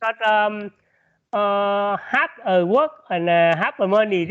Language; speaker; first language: English; non-native, learner; Vietnamese